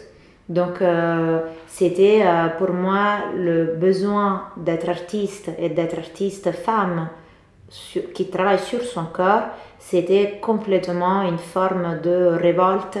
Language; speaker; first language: French; non-native, fluent; Italian